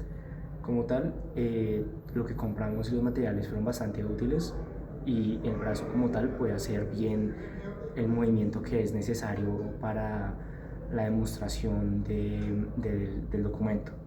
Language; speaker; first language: Spanish; native; Spanish